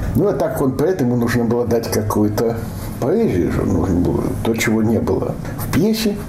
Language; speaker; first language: Russian; non-native, local second language; Yiddish